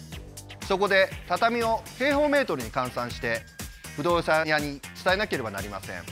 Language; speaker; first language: Japanese; native; Japanese